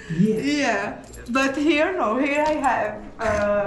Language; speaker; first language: English; non-native, learner; Portuguese